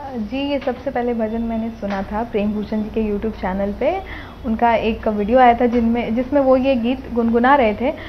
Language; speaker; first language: Hindi; native; Hindi